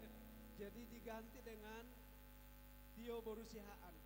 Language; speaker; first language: Indonesian; non-native, local second language; Batak Toba